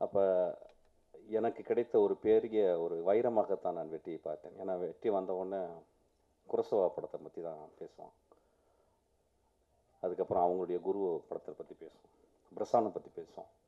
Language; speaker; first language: Tamil; native; Tamil